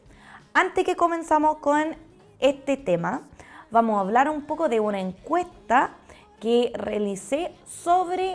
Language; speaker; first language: Spanish; non-native, fluent; English